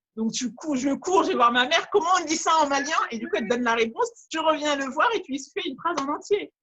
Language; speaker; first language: French; early bilingual, other home language; Bambara